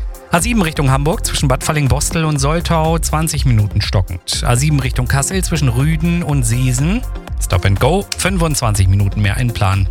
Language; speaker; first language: German; native; German